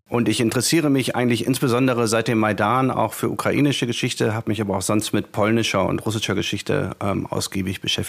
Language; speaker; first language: German; native; German